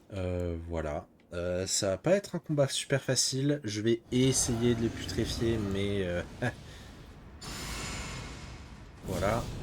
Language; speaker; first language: French; native; French